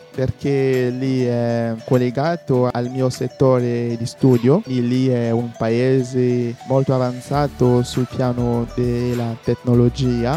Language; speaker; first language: Italian; non-native, fluent; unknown